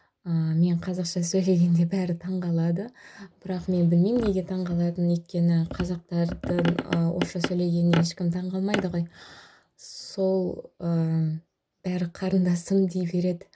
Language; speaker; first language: Kazakh; non-native, local second language; Russian